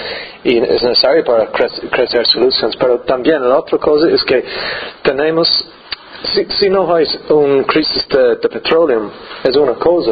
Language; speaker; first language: Spanish; non-native, learner; English